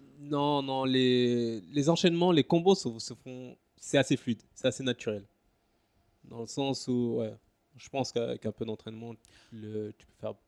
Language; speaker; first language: French; native; French